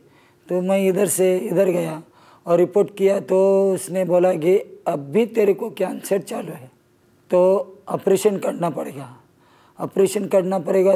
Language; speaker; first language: Hindi; non-native, local second language; Marathi